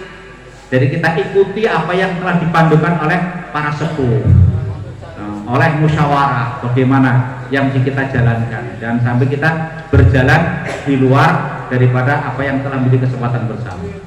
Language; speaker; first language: Indonesian; non-native, local second language; Javanese